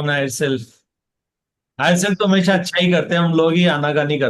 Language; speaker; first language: Hindi; native; Hindi